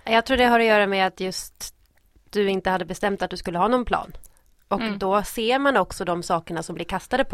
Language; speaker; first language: Swedish; native; Swedish